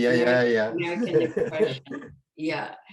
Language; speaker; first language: English; non-native, fluent; French